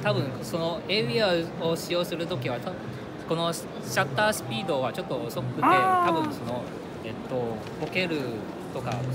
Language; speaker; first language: Japanese; non-native, fluent; Chinese